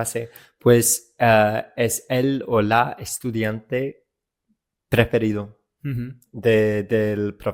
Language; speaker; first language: Spanish; non-native, fluent; English